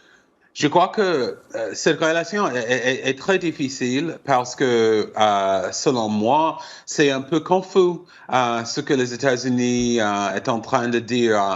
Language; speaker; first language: French; non-native, fluent; English